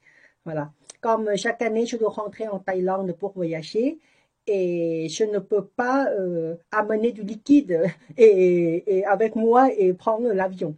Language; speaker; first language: French; non-native, learner; Thai